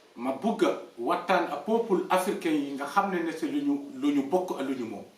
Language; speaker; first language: Wolof; non-native, local second language; Fula